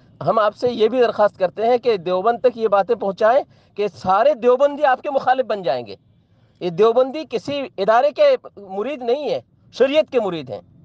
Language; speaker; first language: Hindi; non-native, local second language; Bangla